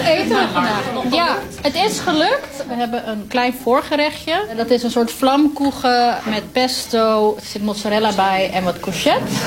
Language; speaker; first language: Dutch; native; Dutch